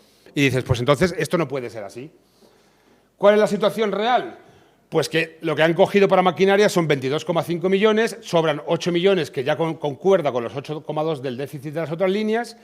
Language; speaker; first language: Spanish; native; Spanish